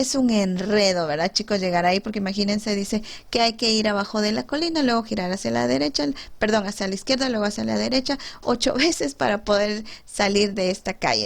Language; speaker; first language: Spanish; native; Spanish